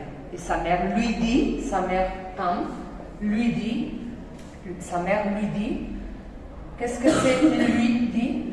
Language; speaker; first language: French; non-native, fluent; Spanish